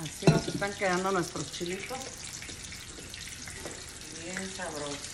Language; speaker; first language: Spanish; native; Spanish